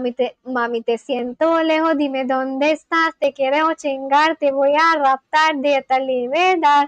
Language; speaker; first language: Spanish; non-native, learner; Bangla